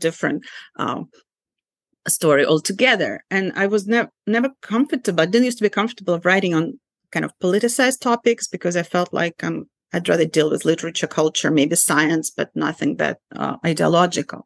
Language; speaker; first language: English; non-native, fluent; Ukrainian